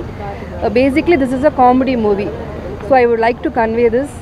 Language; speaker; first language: Telugu; non-native, local second language; Tamil